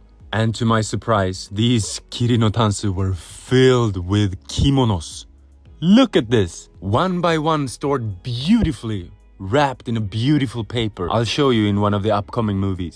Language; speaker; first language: English; non-native, fluent; Swedish